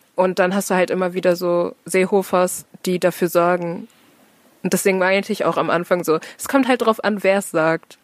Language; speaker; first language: German; native; German